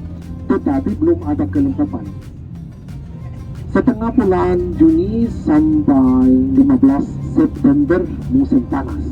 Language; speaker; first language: Indonesian; non-native, fluent; Arabic